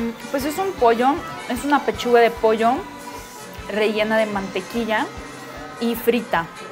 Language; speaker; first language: Spanish; non-native, fluent; Ukrainian